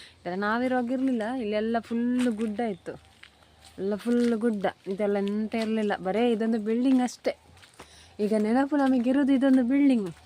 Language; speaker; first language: Kannada; non-native, local second language; Tulu